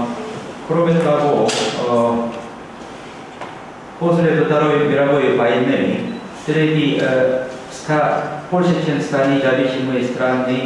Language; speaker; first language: Russian; non-native, learner; Korean